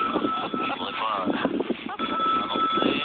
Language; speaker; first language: French; native; French